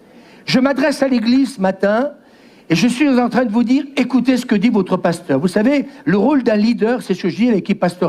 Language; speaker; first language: French; native; French